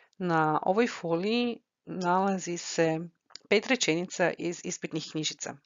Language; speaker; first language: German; non-native, fluent; Croatian